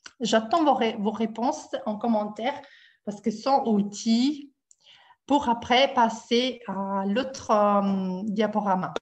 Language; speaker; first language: French; non-native, fluent; Italian